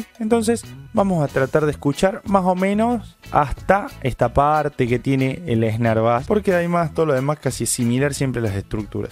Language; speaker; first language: Spanish; native; Spanish